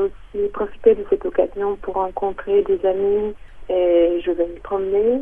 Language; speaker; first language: French; non-native, fluent; Czech